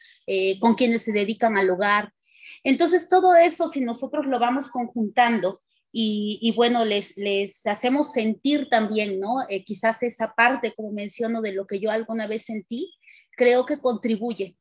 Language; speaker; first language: Spanish; native; Spanish